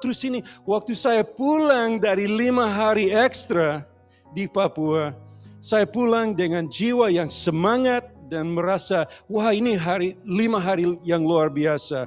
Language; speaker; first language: Indonesian; non-native, learner; English